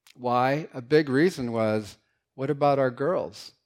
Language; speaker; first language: English; early bilingual, other home language; Korean